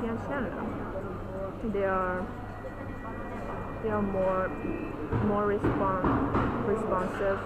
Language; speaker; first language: English; non-native, learner; Chinese